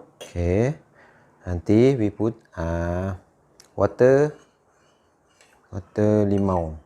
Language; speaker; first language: English; non-native, learner; Thai